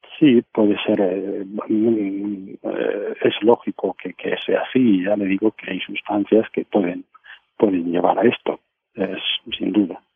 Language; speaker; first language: Spanish; native; Spanish